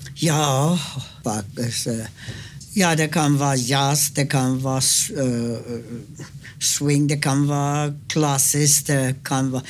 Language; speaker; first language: Swedish; non-native, fluent; English